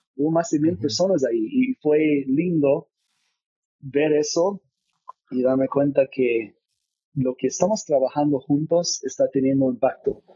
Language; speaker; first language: Spanish; non-native, fluent; English